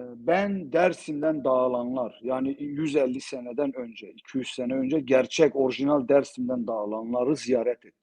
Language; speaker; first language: Turkish; non-native, local second language; Zaza